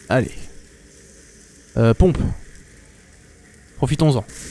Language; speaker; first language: French; native; French